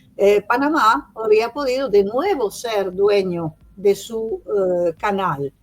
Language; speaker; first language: Spanish; non-native, fluent; Italian